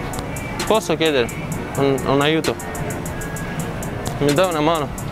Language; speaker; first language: Italian; non-native, learner; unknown